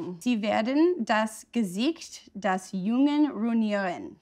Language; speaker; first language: German; non-native, fluent; English